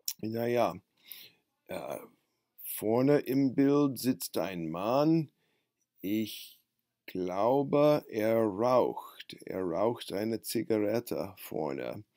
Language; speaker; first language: German; non-native, fluent; English